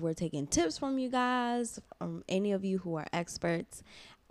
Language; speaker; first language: English; native; English